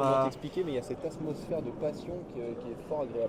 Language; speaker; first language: French; native; French